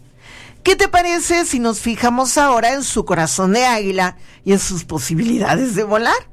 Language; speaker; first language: Spanish; native; Spanish